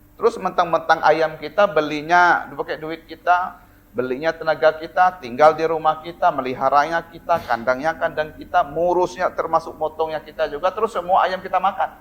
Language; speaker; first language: Indonesian; non-native, local second language; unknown